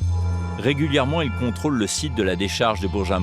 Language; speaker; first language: French; native; French